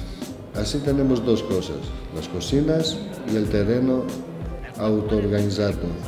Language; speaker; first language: Spanish; non-native, learner; Greek